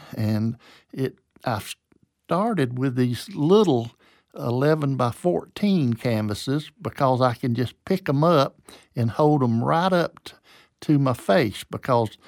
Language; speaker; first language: English; native; English